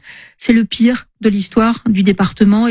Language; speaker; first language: French; native; French